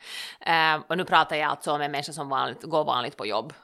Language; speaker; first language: Swedish; native; Swedish